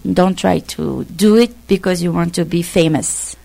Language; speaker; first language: English; non-native, fluent; French